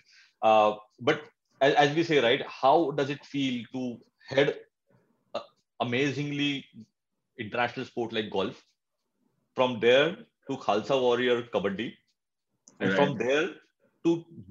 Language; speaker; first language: English; non-native, local second language; Marathi